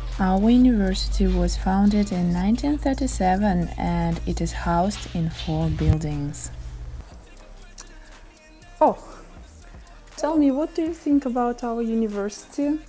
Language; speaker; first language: English; non-native, fluent; Russian